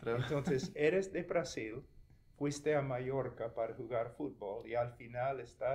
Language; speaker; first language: Spanish; non-native, fluent; English